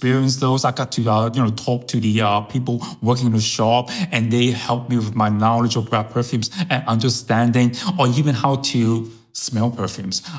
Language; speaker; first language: English; early bilingual, other home language; Chinese